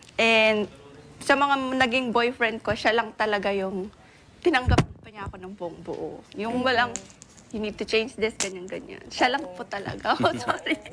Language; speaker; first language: Filipino; non-native, local second language; Iloko